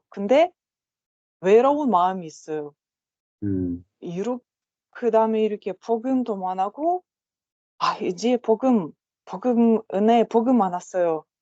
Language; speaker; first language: Korean; non-native, learner; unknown